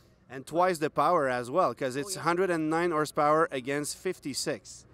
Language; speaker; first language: English; non-native, fluent; French